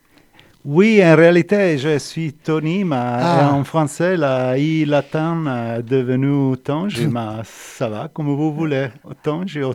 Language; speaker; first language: French; non-native, fluent; Italian